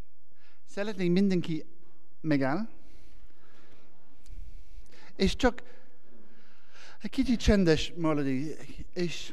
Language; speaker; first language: Hungarian; non-native, learner; English